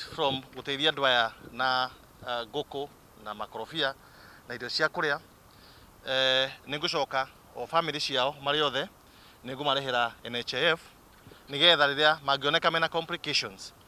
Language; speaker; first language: Kikuyu; native; Kikuyu